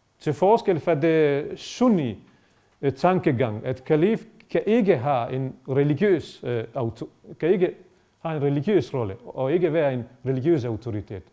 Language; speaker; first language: Danish; non-native, fluent; Bosnian